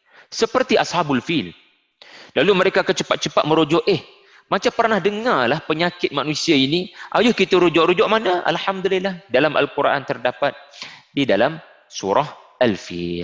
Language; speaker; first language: Malay; native; Malay